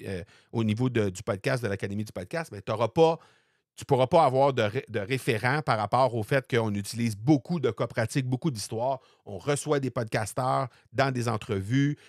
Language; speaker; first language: French; native; French